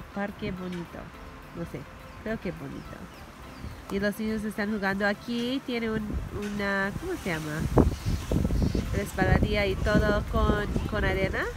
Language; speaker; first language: Spanish; non-native, learner; English